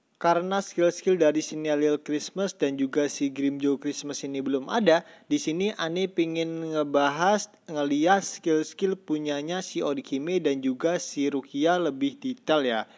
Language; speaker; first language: Indonesian; native; Indonesian